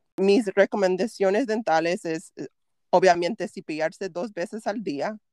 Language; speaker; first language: Spanish; early bilingual, heritage; Spanish